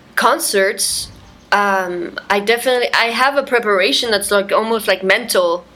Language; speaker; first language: English; non-native, fluent; Spanish